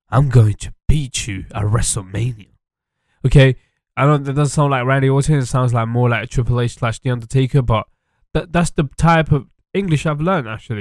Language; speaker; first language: English; early bilingual, other home language; French